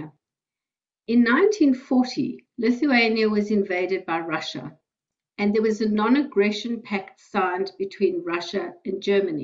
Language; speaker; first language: English; native; English